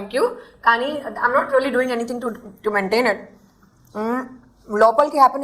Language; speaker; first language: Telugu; non-native, learner; Hindi